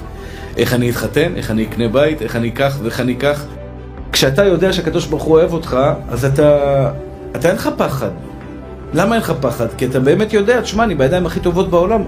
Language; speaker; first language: Hebrew; native; Hebrew